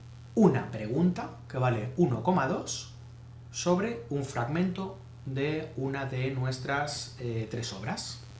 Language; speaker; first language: Spanish; native; Spanish